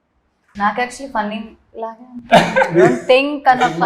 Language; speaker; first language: Telugu; non-native, learner; Malayalam